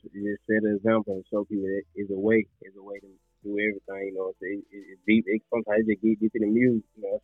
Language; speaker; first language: English; native; English